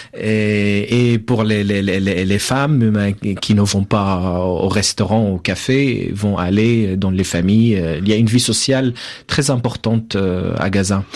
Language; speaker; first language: French; non-native, fluent; Arabic